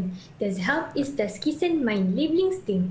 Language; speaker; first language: German; non-native, learner; Malay